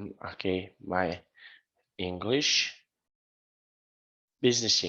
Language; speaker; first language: English; non-native, fluent; Serbian